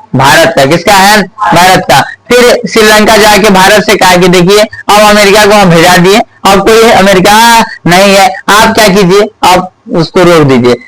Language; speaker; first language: Hindi; native; Hindi